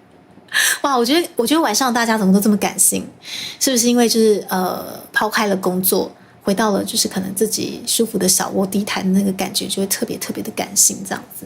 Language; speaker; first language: Chinese; native; Chinese